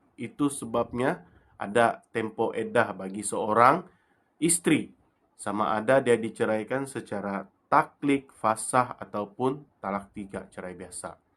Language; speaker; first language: Malay; native; Malay